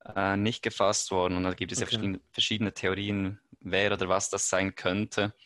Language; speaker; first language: German; native; German